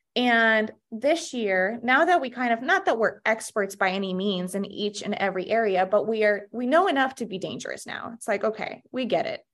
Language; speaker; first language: English; early bilingual, other home language; Russian